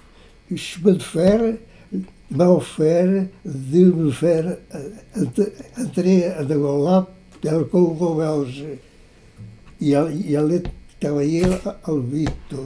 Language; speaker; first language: French; non-native, fluent; Portuguese